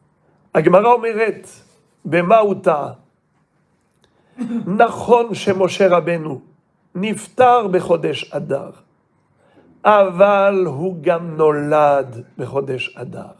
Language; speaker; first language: Hebrew; non-native, fluent; French